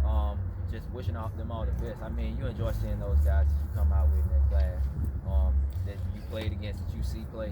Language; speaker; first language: English; native; English